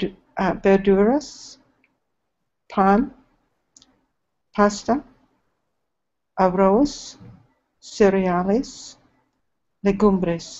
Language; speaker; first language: Spanish; non-native, learner; English